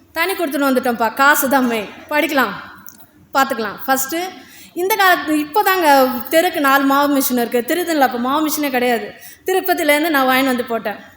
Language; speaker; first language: Tamil; non-native, local second language; Telugu